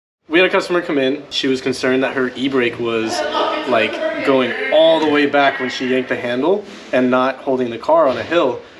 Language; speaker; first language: English; native; English